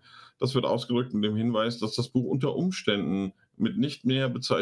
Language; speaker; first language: German; native; German